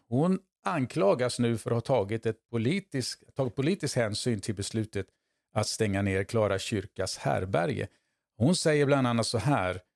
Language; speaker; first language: Swedish; native; Swedish